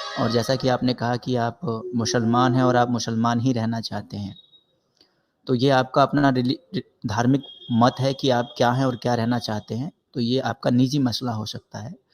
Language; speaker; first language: Hindi; native; Hindi